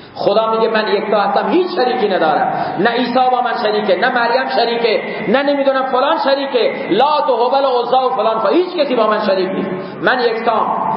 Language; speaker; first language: Persian; non-native, local second language; Baluchi